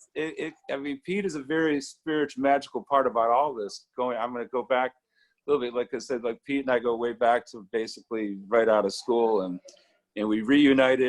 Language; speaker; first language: English; native; English